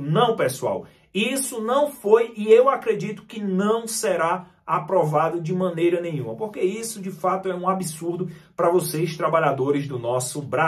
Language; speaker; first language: Portuguese; native; Portuguese